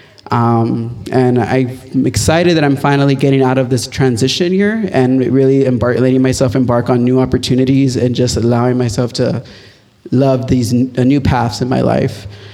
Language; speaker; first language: English; early bilingual, other home language; Spanish